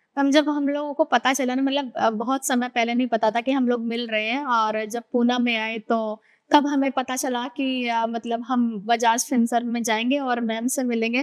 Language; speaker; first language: Hindi; native; Hindi